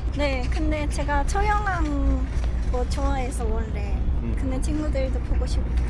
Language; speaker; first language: Korean; non-native, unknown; Japanese